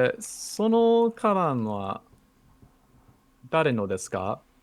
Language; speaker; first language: Japanese; non-native, learner; English